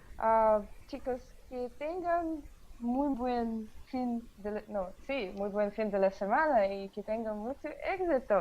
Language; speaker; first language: Spanish; non-native, learner; Russian